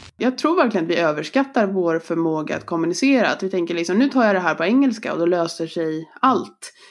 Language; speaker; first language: Swedish; native; Swedish